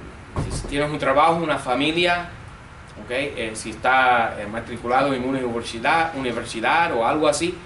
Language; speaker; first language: Spanish; non-native, fluent; English